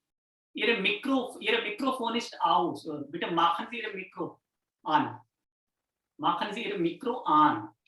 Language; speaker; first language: German; non-native, fluent; Hindi